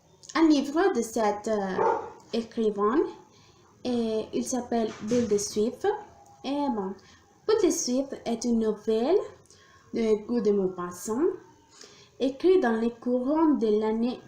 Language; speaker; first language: French; non-native, learner; Spanish